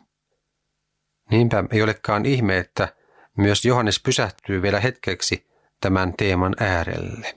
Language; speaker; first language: Finnish; native; Finnish